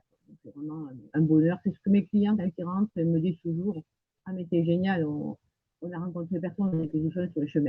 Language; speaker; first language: French; native; French